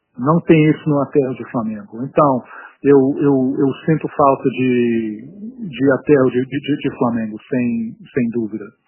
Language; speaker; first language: Portuguese; non-native, fluent; English